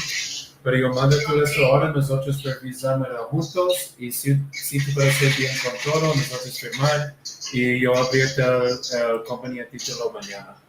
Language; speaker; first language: Spanish; non-native, learner; English